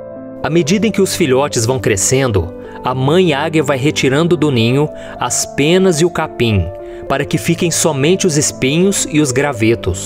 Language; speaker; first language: Portuguese; native; Portuguese